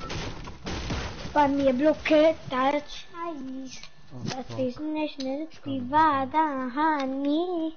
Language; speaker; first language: German; non-native, learner; Portuguese